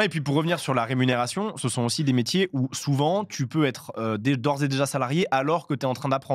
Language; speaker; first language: French; native; French